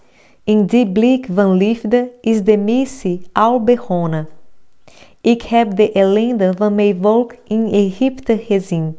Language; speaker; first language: Dutch; non-native, fluent; Portuguese